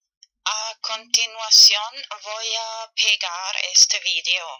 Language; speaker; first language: Spanish; non-native, fluent; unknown